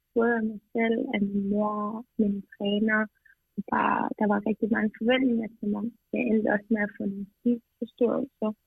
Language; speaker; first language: Danish; early bilingual, other home language; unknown